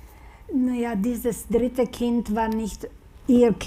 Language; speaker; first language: German; non-native, fluent; Slovak